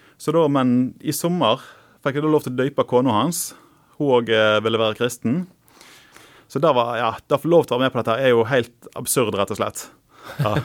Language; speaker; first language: Norwegian; native; Norwegian